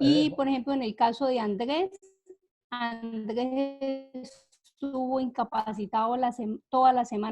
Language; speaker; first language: Spanish; native; Spanish